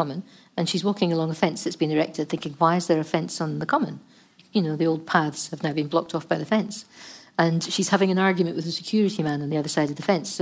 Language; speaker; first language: English; native; English